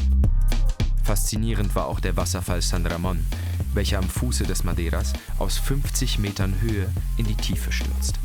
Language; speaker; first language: German; native; German